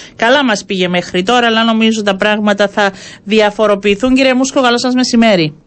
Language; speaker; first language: Greek; native; Greek